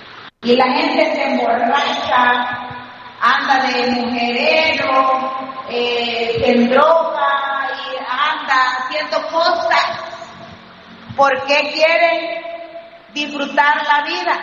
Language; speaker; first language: Spanish; native; Spanish